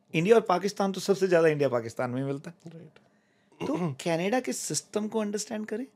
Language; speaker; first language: Hindi; native; Hindi